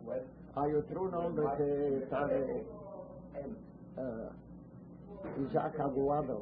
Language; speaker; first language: Spanish; early bilingual, heritage; Ladino